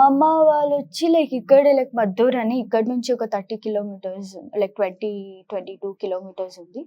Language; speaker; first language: Telugu; non-native, local second language; Kannada